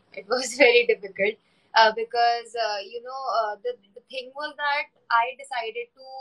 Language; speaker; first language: English; non-native, local second language; Hindi